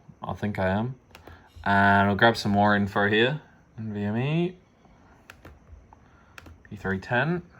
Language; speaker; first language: English; native; English